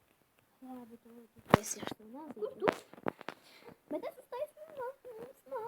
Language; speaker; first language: Latvian; non-native, local second language; Russian